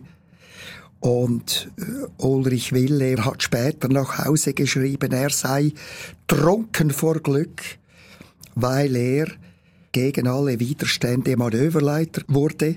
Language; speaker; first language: German; native; German